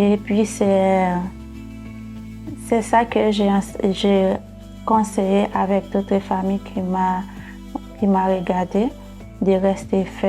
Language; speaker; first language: French; non-native, learner; Haitian Creole